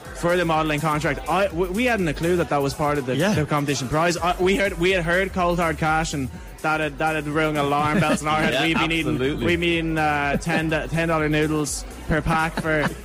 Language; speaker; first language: English; native; English